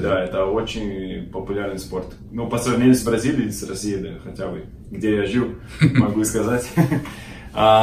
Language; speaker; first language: Russian; non-native, learner; Portuguese